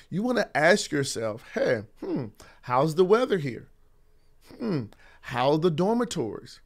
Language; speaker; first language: English; native; English